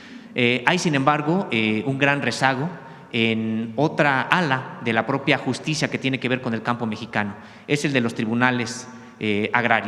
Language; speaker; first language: Spanish; native; Spanish